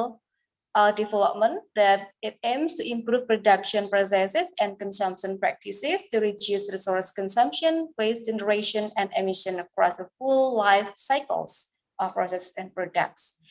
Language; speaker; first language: English; non-native, fluent; Indonesian